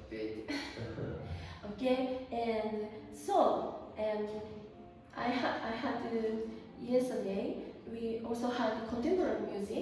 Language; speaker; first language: English; non-native, learner; Japanese